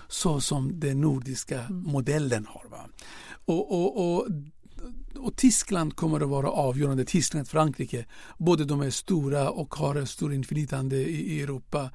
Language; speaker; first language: Swedish; non-native, fluent; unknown